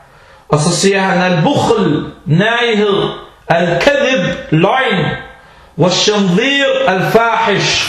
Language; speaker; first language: Danish; early bilingual, other home language; Arabic